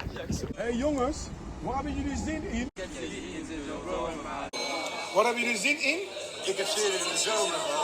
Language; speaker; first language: Dutch; non-native, learner; French